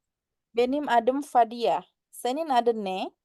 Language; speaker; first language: Turkish; non-native, learner; Indonesian